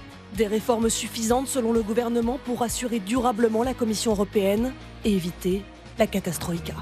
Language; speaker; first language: French; native; French